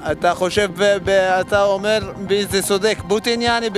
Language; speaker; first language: Hebrew; non-native, learner; Arabic